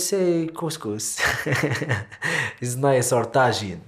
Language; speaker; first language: English; non-native, learner; Arabic